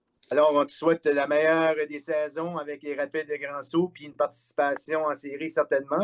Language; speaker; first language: French; native; French